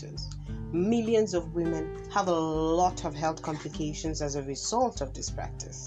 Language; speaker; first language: English; non-native, local second language; Yoruba